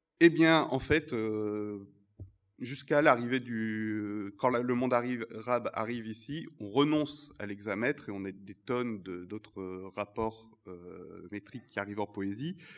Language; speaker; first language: French; native; French